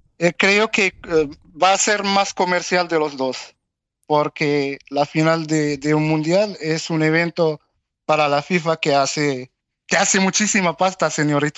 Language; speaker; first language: Spanish; non-native, fluent; Arabic